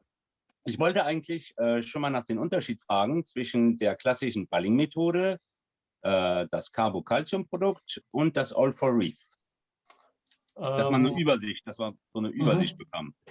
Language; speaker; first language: German; non-native, fluent; French